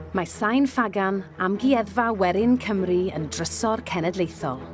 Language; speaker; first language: Welsh; native; Welsh